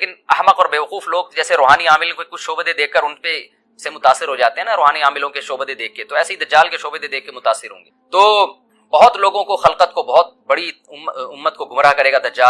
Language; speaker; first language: Urdu; native; Urdu